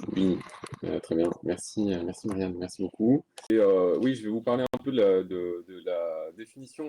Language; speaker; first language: French; native; French